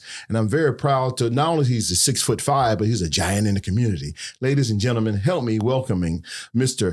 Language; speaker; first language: English; native; English